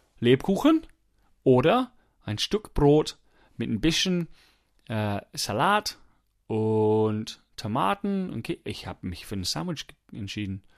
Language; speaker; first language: German; non-native, fluent; English